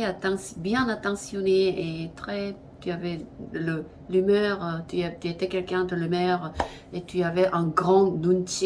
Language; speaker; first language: French; non-native, learner; Korean